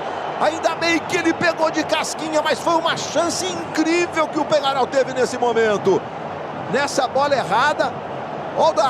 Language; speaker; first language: Portuguese; native; Portuguese